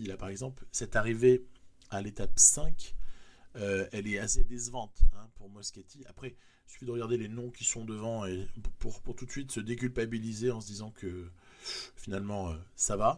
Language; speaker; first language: French; native; French